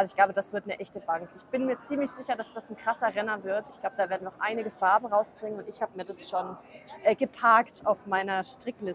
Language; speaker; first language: German; native; German